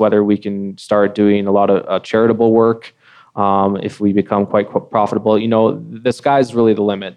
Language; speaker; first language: English; native; English